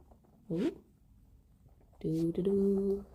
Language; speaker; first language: English; native; English